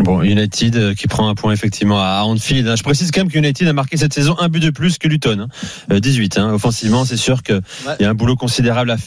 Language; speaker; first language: French; native; French